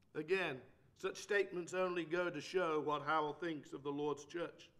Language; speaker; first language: English; native; English